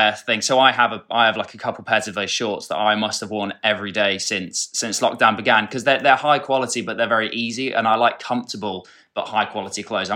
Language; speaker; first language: English; native; English